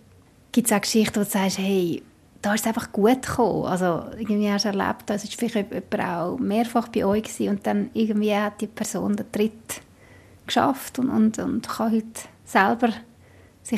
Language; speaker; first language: German; native; German